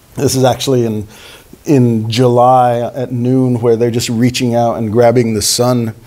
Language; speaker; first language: English; native; English